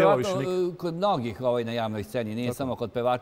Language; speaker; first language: Serbian; native; Serbian